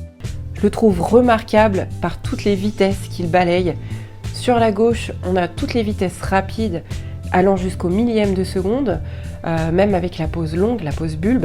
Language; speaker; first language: French; native; French